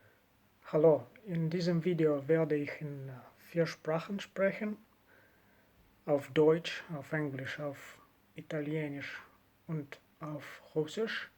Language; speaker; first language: German; non-native, learner; Russian